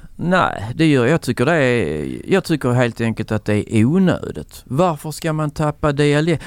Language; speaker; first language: Swedish; native; Swedish